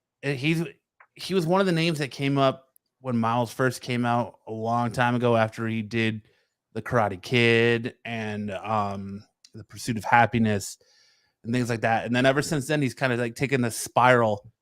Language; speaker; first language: English; native; English